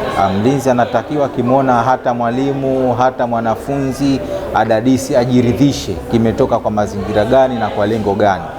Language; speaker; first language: Swahili; native; Swahili